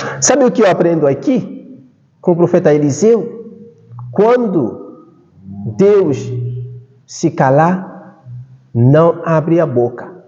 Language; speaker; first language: Portuguese; non-native, fluent; Haitian Creole